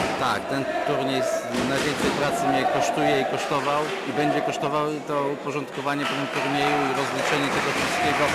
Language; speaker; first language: Polish; native; Polish